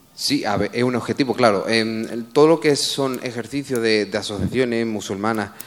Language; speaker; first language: Spanish; native; Spanish